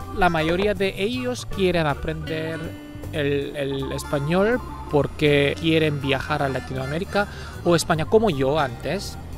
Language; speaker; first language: Spanish; non-native, fluent; Korean